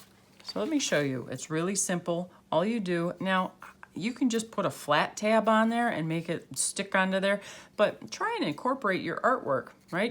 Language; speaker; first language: English; native; English